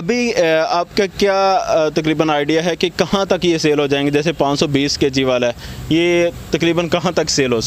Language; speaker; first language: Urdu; non-native, local second language; Punjabi